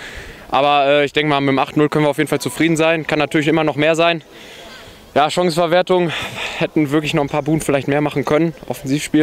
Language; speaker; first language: German; native; German